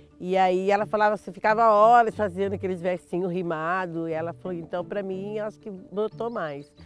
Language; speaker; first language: Portuguese; native; Portuguese